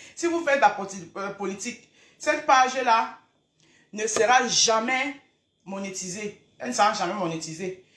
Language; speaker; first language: French; native; French